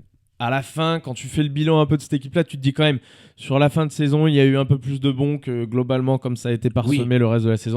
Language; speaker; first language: French; native; French